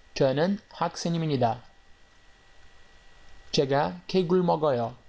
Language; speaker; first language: Korean; non-native, fluent; Portuguese